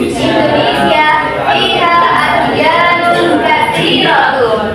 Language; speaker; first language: Arabic; non-native, learner; Indonesian